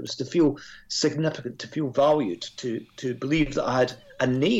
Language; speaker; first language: English; native; English